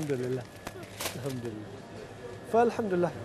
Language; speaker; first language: Arabic; non-native, learner; Urdu